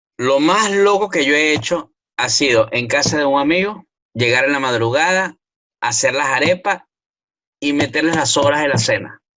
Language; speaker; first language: Spanish; native; Spanish